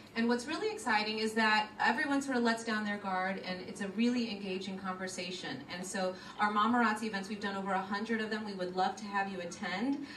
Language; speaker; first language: English; native; English